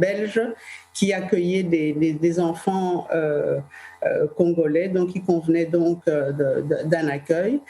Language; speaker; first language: French; early bilingual, other home language; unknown